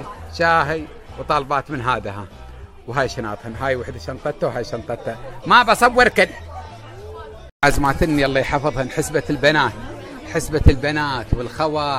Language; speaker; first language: Arabic; native; Arabic